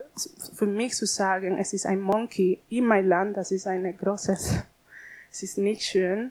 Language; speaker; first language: German; non-native, learner; Spanish